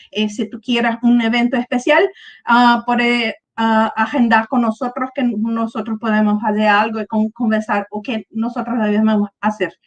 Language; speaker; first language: Spanish; non-native, learner; Portuguese